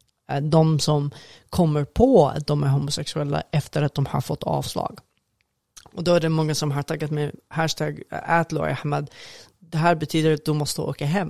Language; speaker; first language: Swedish; non-native, fluent; Arabic